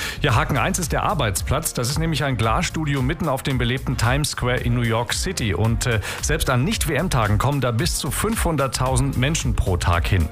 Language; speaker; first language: German; native; German